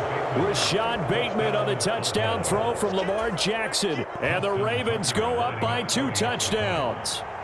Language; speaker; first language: English; native; English